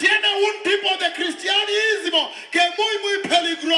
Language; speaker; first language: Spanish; non-native, learner; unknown